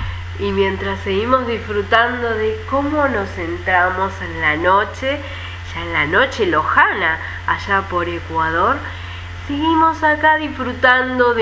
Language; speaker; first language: Spanish; native; Spanish